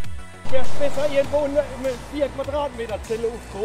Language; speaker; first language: German; native; German